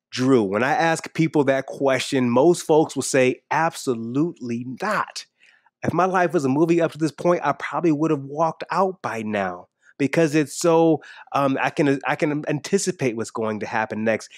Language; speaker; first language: English; native; English